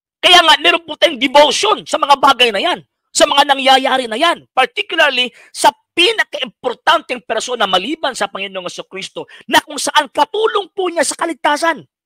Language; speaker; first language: Filipino; non-native, local second language; Cebuano